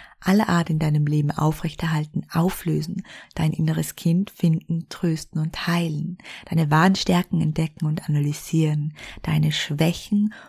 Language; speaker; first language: German; native; German